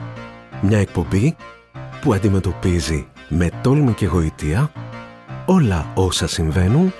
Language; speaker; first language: Greek; native; Greek